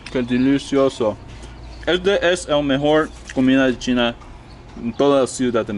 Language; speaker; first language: Spanish; non-native, learner; English